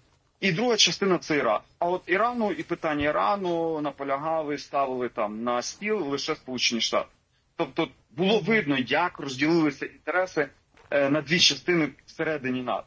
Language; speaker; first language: Ukrainian; native; Ukrainian